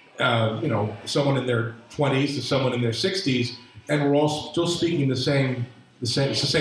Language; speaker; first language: English; native; English